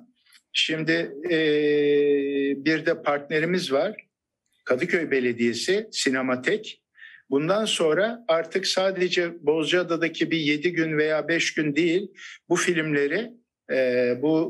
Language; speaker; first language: Turkish; native; Turkish